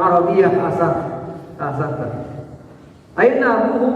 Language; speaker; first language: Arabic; non-native, fluent; Indonesian